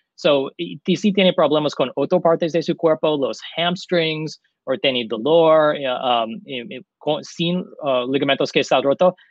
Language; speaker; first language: Spanish; non-native, learner; English